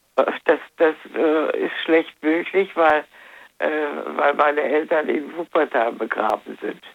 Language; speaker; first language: German; native; German